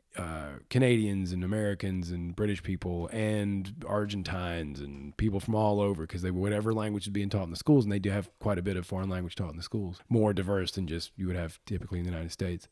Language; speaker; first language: English; native; English